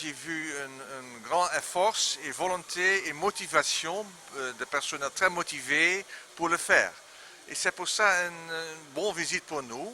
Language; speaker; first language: French; non-native, learner; Dutch